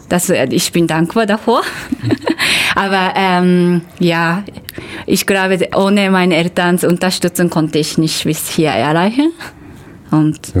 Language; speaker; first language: German; non-native, fluent; Japanese